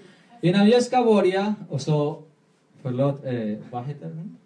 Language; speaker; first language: Swedish; non-native, learner; Spanish